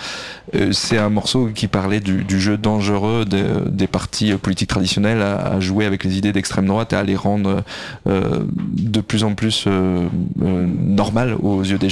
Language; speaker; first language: French; native; French